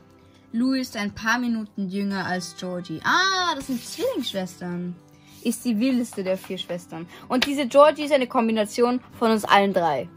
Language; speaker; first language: German; native; German